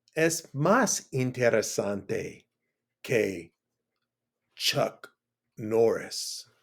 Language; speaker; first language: Spanish; non-native, learner; English